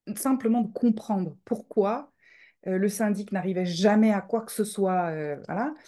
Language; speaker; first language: French; native; French